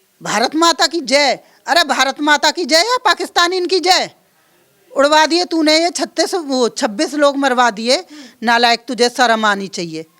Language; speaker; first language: Hindi; native; Hindi